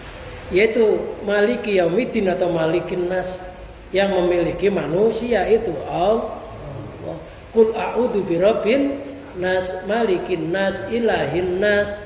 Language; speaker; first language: Indonesian; native; Indonesian